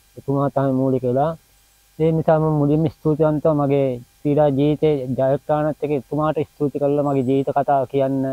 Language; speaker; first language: Sinhala; non-native, local second language; Tamil